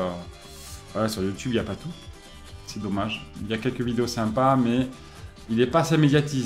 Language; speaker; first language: French; native; French